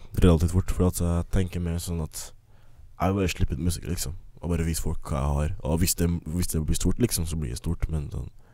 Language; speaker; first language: Norwegian; early bilingual, other home language; English